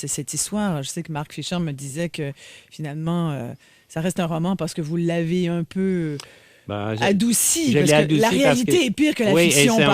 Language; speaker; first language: French; native; French